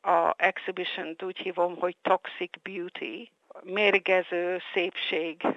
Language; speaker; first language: Hungarian; early bilingual, heritage; Hungarian